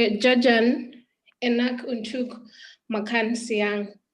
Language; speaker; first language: Indonesian; non-native, learner; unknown